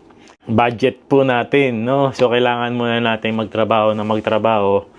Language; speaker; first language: Filipino; native; Filipino